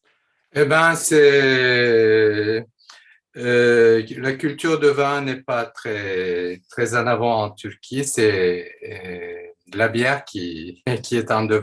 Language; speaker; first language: French; non-native, fluent; Turkish